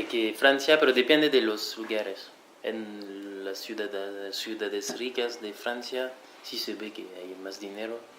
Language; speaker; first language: Spanish; non-native, fluent; French